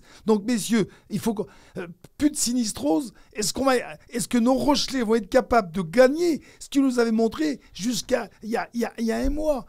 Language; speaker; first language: French; native; French